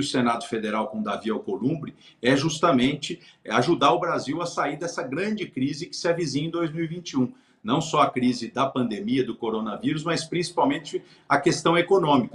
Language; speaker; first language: Portuguese; native; Portuguese